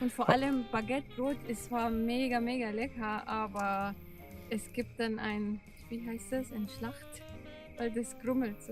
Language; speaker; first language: German; non-native, fluent; Arabic